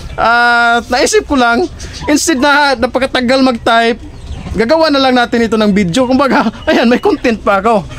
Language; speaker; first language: Filipino; non-native, local second language; Cebuano